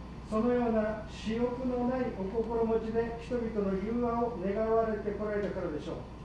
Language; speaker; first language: Japanese; native; Japanese